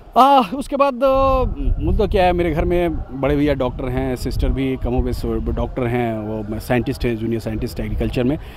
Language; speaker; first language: Hindi; native; Hindi